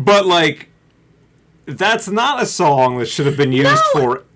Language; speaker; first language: English; native; English